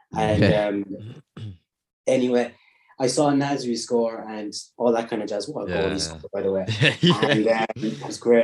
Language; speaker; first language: English; native; English